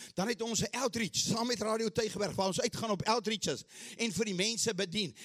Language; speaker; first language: Afrikaans; early bilingual, heritage; Afrikaans